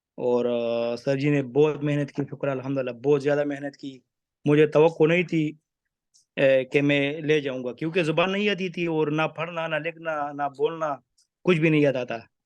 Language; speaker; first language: Hindi; non-native, fluent; Pashto